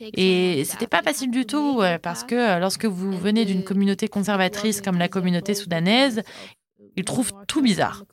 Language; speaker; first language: French; non-native, fluent; Arabic